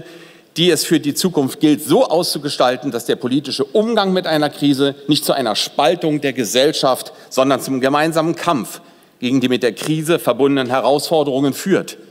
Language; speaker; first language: German; native; German